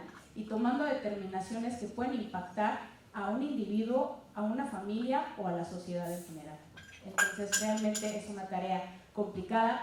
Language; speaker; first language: Spanish; native; Spanish